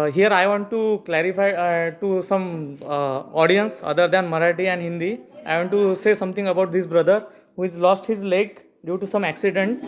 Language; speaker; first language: English; non-native, local second language; Marathi